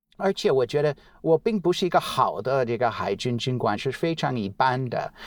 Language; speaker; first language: Chinese; non-native, fluent; English